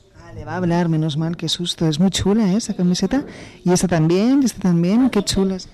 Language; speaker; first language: Spanish; native; Spanish